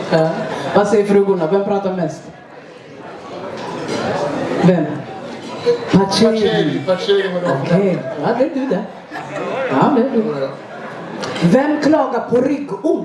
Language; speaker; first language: Swedish; early bilingual, other home language; Rundi